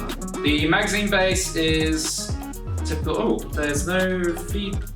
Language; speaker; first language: English; native; English